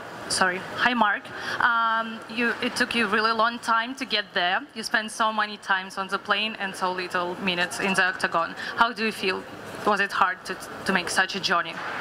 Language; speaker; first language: English; non-native, fluent; Russian